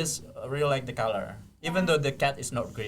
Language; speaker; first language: English; non-native, fluent; Indonesian